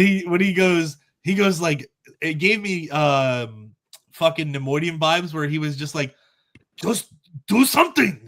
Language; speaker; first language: English; native; English